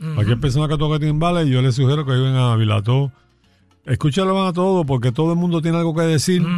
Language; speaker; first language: Spanish; native; Spanish